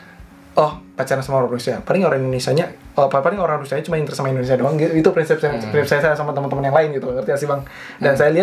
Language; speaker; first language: Indonesian; native; Indonesian